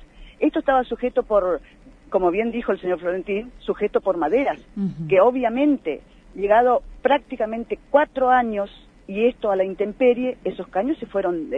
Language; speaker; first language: Spanish; native; Spanish